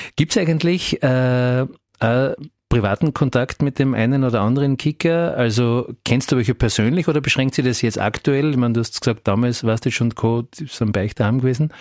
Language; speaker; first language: German; native; German